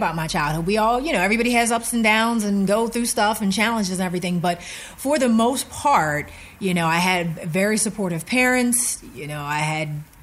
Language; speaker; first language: English; native; English